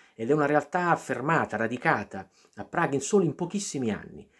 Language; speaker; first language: Italian; native; Italian